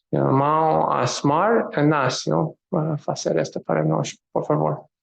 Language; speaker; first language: Portuguese; non-native, learner; English